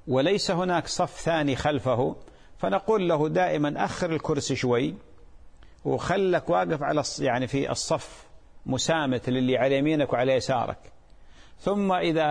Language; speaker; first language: Arabic; native; Arabic